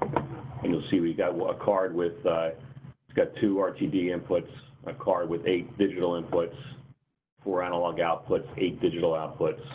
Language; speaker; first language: English; native; English